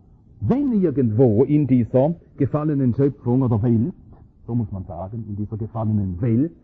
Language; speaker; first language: German; native; German